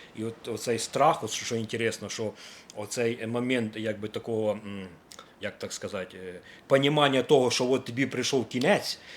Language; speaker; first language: Ukrainian; native; Ukrainian